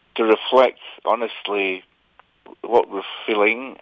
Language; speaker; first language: English; native; English